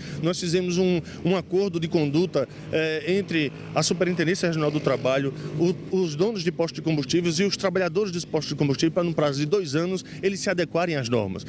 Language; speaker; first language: Portuguese; native; Portuguese